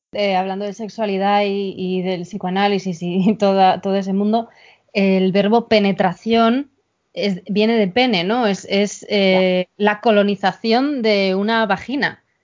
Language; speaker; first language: Spanish; native; Spanish